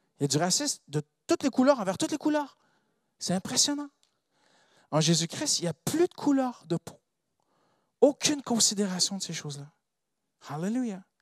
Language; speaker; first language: French; non-native, fluent; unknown